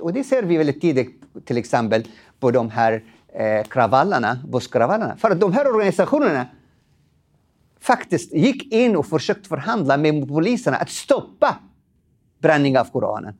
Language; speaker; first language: Swedish; non-native, fluent; Arabic